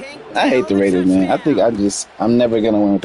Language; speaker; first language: English; native; English